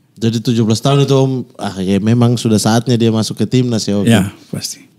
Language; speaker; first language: Indonesian; native; Indonesian